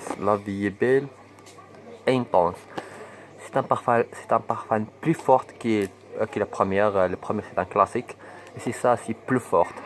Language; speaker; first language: French; non-native, learner; Arabic